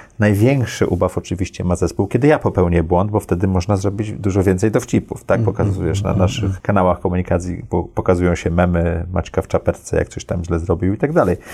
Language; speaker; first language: Polish; early bilingual, heritage; Polish